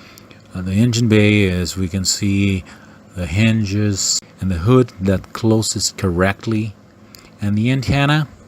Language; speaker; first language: English; non-native, fluent; Portuguese